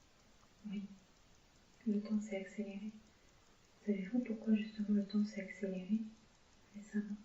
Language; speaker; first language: French; native; French